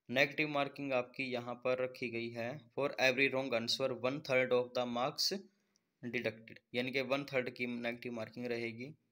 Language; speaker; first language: Hindi; native; Hindi